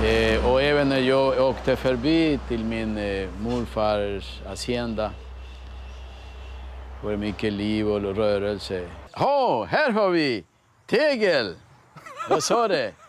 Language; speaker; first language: Swedish; early bilingual, heritage; Swedish